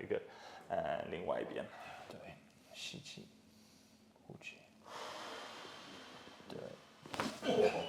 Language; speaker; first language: Chinese; non-native, fluent; English